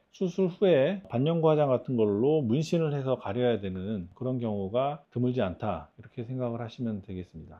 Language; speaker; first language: Korean; native; Korean